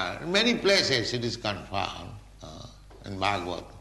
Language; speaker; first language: English; non-native, local second language; Bangla